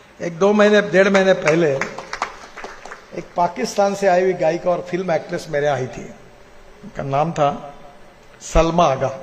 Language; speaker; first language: Hindi; non-native, local second language; Marathi